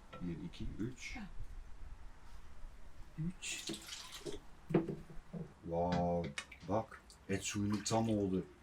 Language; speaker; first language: Turkish; non-native, fluent; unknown